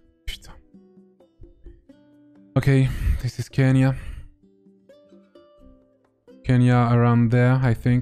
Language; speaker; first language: English; non-native, fluent; French